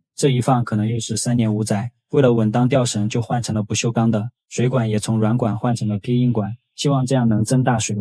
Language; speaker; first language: Chinese; native; Chinese